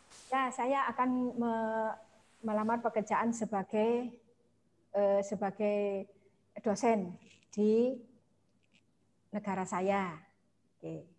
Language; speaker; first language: Indonesian; non-native, local second language; Javanese